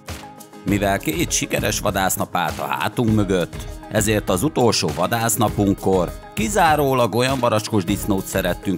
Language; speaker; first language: Hungarian; native; Hungarian